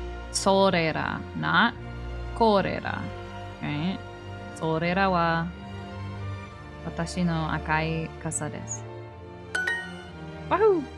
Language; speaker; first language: Japanese; non-native, learner; English